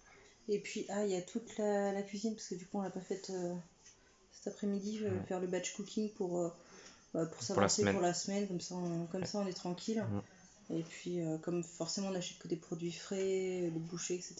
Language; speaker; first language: French; native; French